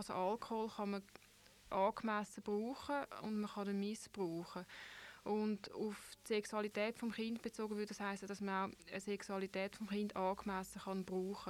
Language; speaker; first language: German; native; German